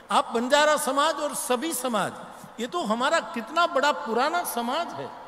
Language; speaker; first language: Hindi; non-native, local second language; Gujarati